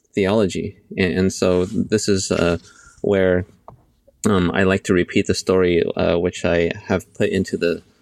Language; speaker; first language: English; native; English